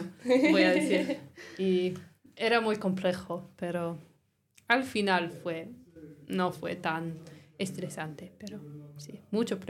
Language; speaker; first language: Spanish; non-native, learner; English